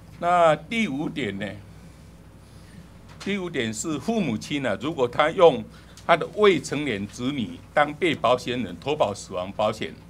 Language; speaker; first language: Chinese; native; Chinese